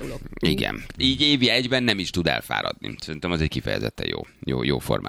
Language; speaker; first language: Hungarian; native; Hungarian